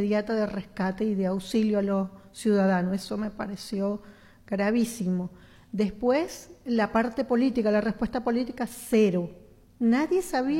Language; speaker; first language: Spanish; native; Spanish